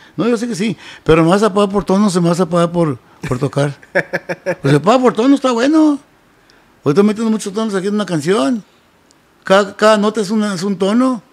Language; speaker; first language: Spanish; native; Spanish